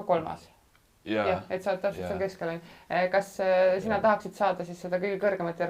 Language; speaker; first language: Estonian; native; Estonian